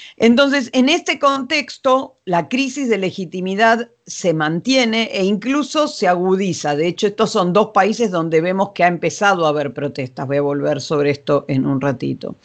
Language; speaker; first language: Spanish; non-native, fluent; Dutch